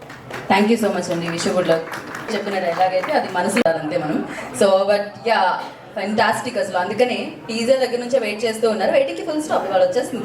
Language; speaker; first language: Telugu; native; Telugu